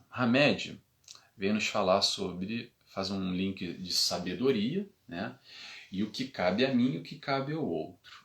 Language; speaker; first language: Portuguese; native; Portuguese